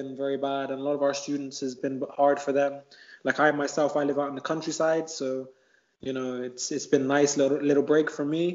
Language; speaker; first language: English; native; English